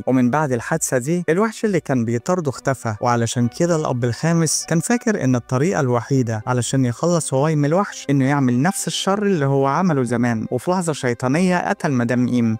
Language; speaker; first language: Arabic; native; Arabic